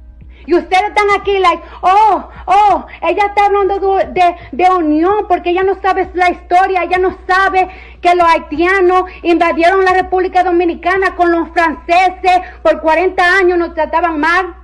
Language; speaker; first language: Spanish; early bilingual, heritage; Spanish